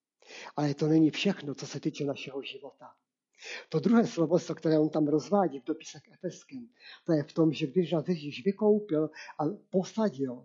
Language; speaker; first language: Czech; non-native, local second language; Polish